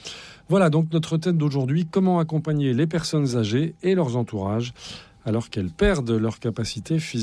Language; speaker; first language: French; native; French